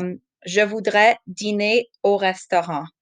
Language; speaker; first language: French; non-native, fluent; English